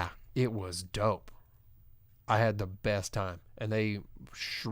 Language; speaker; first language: English; native; English